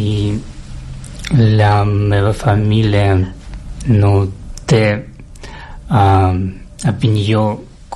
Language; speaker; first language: Catalan; non-native, learner; Russian